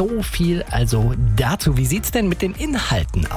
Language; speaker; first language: German; native; German